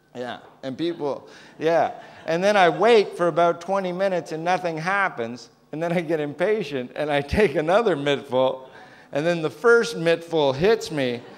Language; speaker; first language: English; native; English